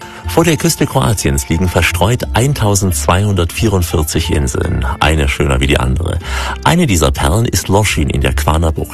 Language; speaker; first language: German; native; German